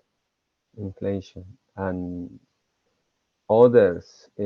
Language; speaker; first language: English; non-native, learner; Spanish